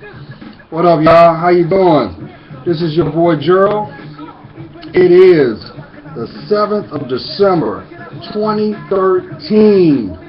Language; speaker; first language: English; native; English